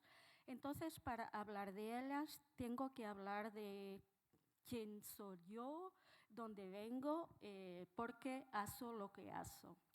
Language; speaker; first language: Spanish; non-native, fluent; Portuguese